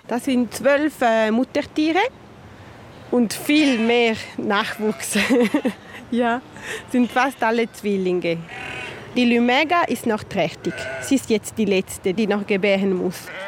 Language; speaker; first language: German; non-native, local second language; Italian